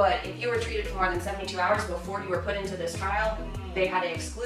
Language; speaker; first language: English; native; English